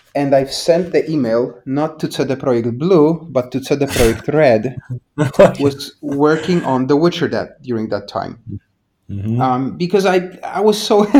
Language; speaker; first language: English; non-native, fluent; Polish